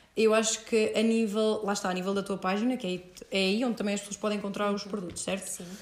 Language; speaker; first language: Portuguese; early bilingual, heritage; Portuguese